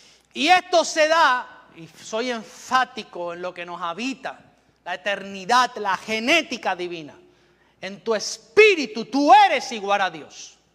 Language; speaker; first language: Spanish; native; Spanish